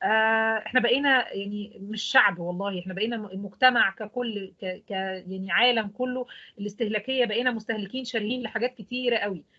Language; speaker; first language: Arabic; native; Arabic